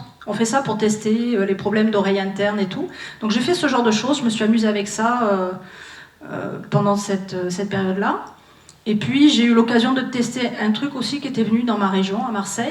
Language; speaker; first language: French; native; French